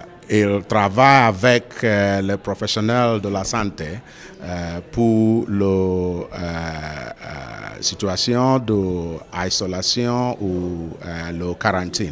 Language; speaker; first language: French; non-native, learner; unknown